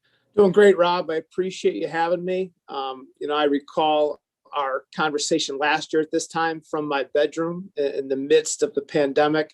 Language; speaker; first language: English; native; English